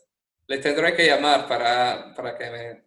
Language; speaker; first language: Spanish; non-native, fluent; English